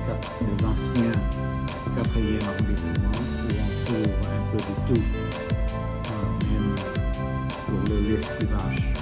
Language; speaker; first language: French; non-native, fluent; Vietnamese